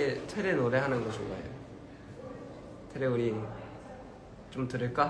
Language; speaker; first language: Korean; early bilingual, heritage; Korean